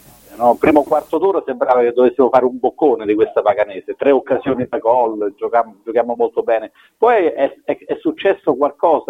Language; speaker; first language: Italian; native; Italian